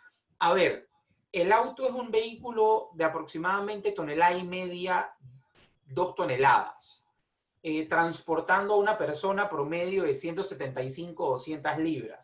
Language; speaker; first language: Spanish; native; Spanish